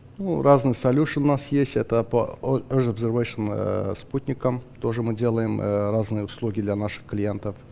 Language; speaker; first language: Russian; non-native, local second language; Azerbaijani